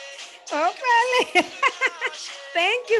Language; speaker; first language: English; non-native, learner; Spanish